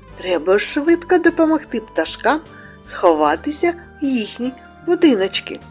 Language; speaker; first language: Ukrainian; native; Ukrainian